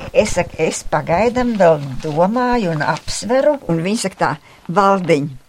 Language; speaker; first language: Latvian; native; Latvian